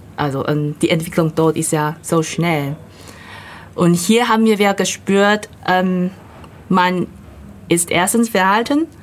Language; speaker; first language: German; non-native, fluent; Chinese